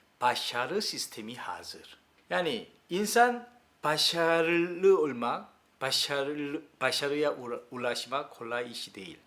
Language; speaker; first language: Turkish; non-native, learner; Korean